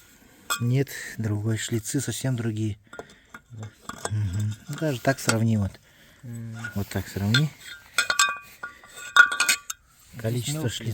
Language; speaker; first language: Russian; native; Russian